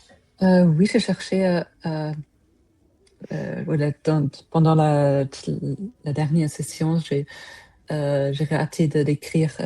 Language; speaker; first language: French; non-native, fluent; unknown